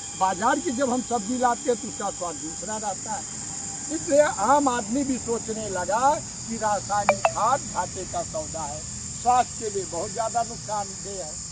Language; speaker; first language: Hindi; native; Hindi